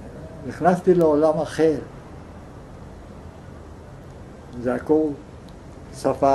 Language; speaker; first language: Hebrew; non-native, fluent; Yiddish